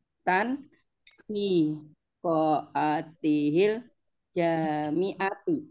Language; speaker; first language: Arabic; non-native, fluent; Indonesian